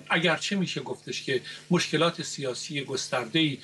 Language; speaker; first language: Persian; native; Persian